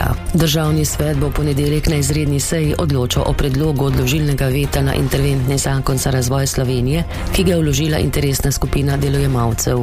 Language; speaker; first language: Slovenian; native; Slovenian